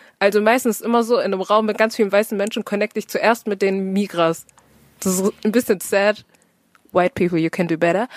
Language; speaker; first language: German; native; German